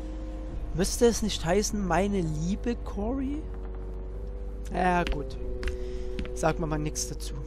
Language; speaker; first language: German; native; German